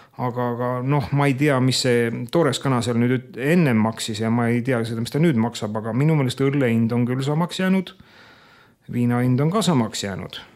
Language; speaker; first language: Estonian; native; Estonian